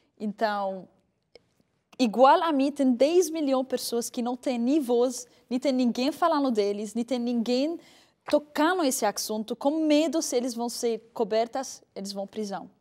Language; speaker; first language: Portuguese; non-native, fluent; Arabic